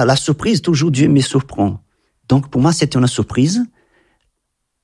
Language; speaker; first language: French; non-native, fluent; Portuguese